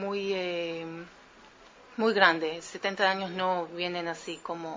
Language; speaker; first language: Spanish; early bilingual, heritage; Spanish